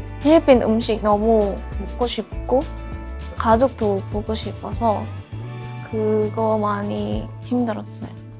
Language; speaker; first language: Korean; non-native, fluent; Filipino